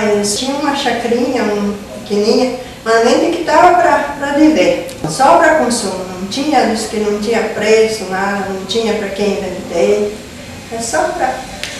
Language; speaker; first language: Portuguese; non-native, local second language; Ukrainian